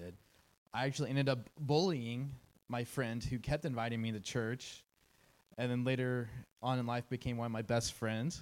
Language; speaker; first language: English; native; English